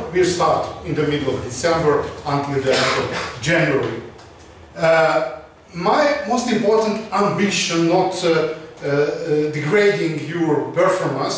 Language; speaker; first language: English; non-native, learner; Hungarian